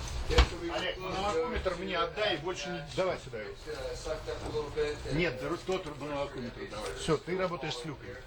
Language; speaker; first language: Russian; native; Russian